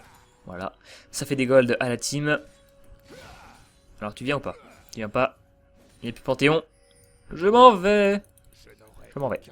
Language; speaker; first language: French; native; French